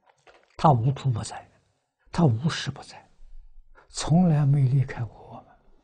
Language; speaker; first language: Chinese; native; Chinese